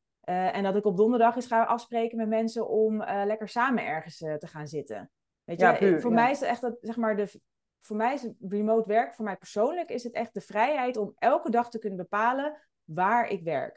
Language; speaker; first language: Dutch; native; Dutch